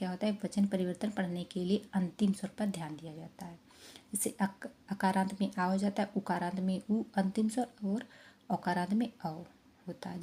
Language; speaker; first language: Hindi; native; Hindi